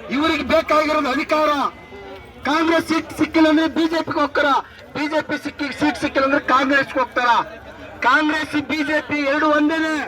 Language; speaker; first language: Kannada; native; Kannada